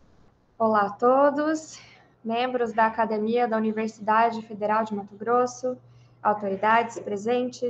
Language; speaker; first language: Portuguese; native; Portuguese